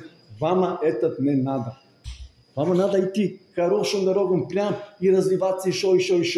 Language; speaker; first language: Russian; non-native, fluent; Serbian